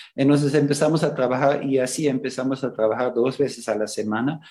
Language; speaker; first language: Spanish; non-native, fluent; German